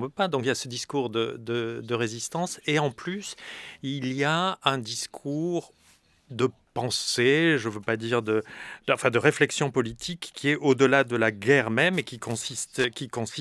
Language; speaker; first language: French; native; French